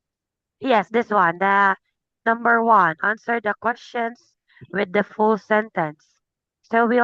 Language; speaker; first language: English; non-native, fluent; Filipino